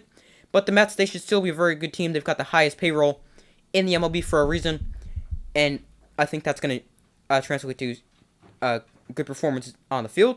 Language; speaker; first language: English; native; English